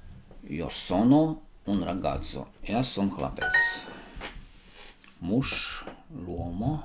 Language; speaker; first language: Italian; non-native, learner; Slovak